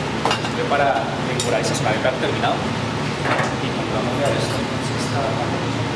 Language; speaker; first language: Spanish; native; Spanish